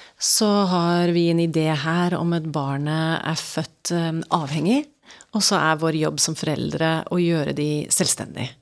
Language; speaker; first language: Norwegian; early bilingual, other home language; English